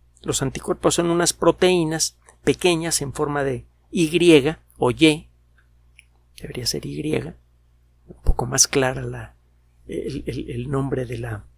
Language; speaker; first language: Spanish; native; Spanish